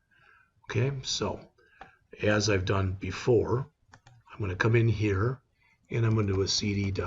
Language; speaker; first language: English; native; English